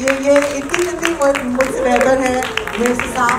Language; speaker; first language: Hindi; native; Hindi